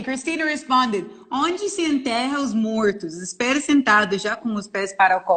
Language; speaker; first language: Portuguese; non-native, fluent; English